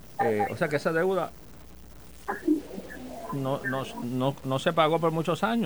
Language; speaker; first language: Spanish; native; Spanish